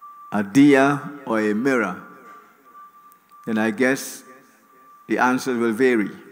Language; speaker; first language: English; native; English